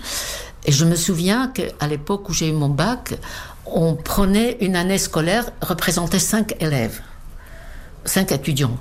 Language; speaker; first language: French; non-native, fluent; Czech